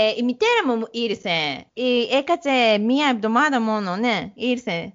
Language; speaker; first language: Greek; non-native, learner; Japanese